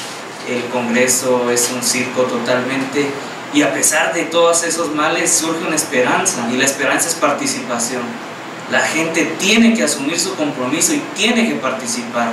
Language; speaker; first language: Spanish; native; Spanish